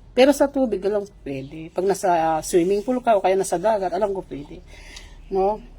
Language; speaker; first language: Filipino; non-native, local second language; Iloko